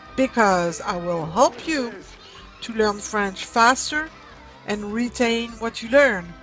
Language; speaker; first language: English; non-native, fluent; French